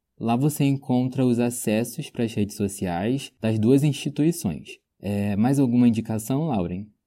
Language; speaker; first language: Portuguese; native; Portuguese